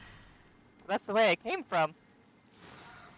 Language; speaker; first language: English; native; English